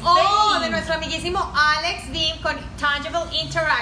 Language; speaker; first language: Spanish; native; Spanish